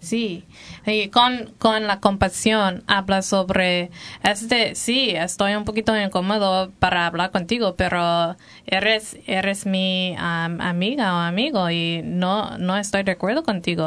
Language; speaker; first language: Spanish; non-native, learner; English